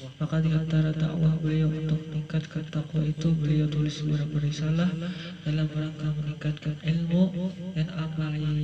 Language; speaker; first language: Indonesian; native; Indonesian